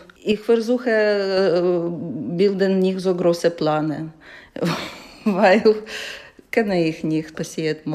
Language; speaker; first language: German; non-native, learner; Ukrainian